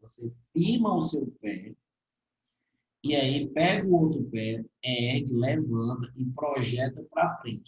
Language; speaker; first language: Portuguese; native; Portuguese